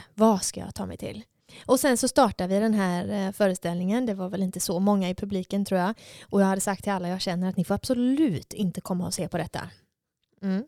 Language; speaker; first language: Swedish; native; Swedish